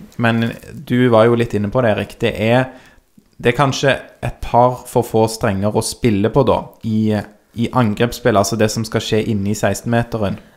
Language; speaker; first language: Norwegian; native; Norwegian